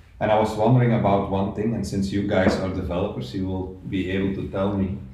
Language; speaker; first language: English; non-native, fluent; Dutch